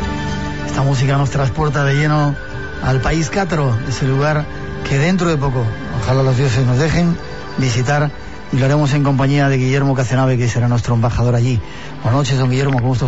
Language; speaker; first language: Spanish; native; Spanish